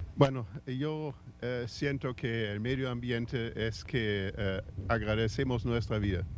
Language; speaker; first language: Spanish; non-native, fluent; German